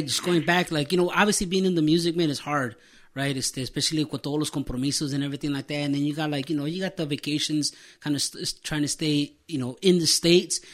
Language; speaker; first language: English; early bilingual, other home language; Spanish